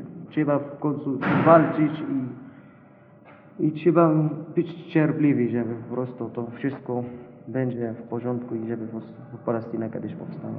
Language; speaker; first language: Polish; non-native, fluent; Arabic